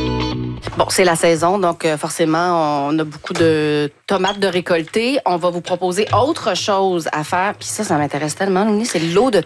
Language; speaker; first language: French; native; French